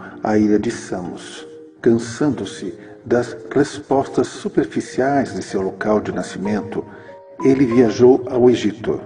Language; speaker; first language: Portuguese; native; Portuguese